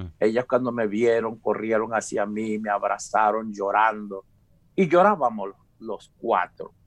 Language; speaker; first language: Spanish; native; Spanish